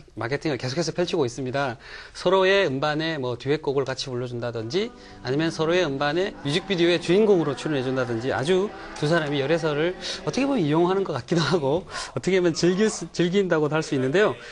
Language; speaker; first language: Korean; native; Korean